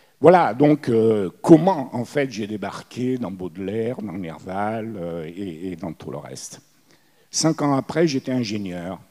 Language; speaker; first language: French; early bilingual, other home language; Italian